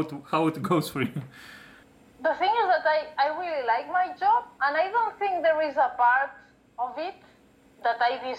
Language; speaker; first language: English; non-native, fluent; Catalan